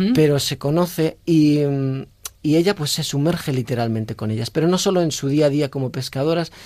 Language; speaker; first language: Spanish; native; Spanish